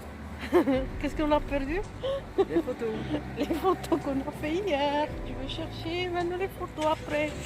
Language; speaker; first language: French; non-native, fluent; Arabic